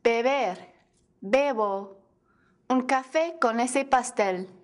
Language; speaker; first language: Spanish; non-native, fluent; English